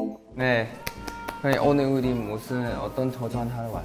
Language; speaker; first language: Korean; non-native, fluent; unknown